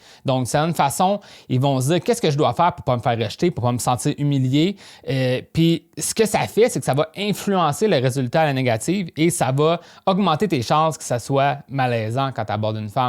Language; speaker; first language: French; native; French